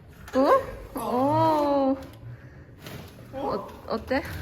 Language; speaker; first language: Korean; non-native, fluent; Swedish